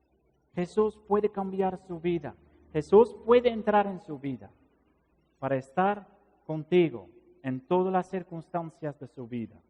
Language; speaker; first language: Spanish; non-native, fluent; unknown